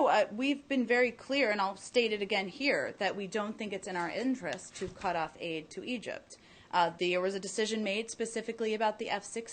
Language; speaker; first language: English; native; English